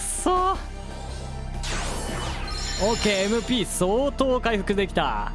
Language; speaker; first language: Japanese; native; Japanese